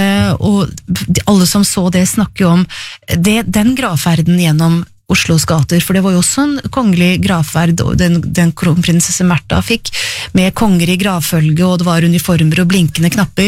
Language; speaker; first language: Norwegian; native; Norwegian